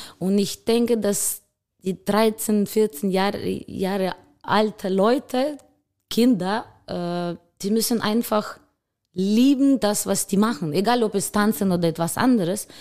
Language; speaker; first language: German; non-native, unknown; Ukrainian